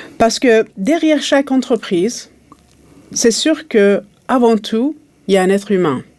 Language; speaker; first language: French; native; French